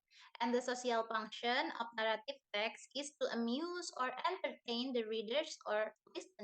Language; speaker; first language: English; non-native, learner; Indonesian